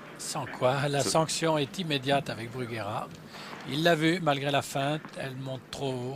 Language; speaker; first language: French; native; French